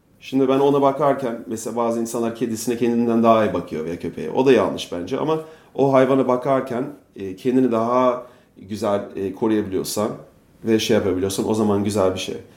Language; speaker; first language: Turkish; non-native, fluent; English